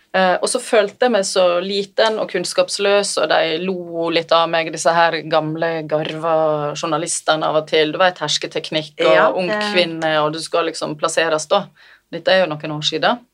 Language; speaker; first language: Norwegian; native; Norwegian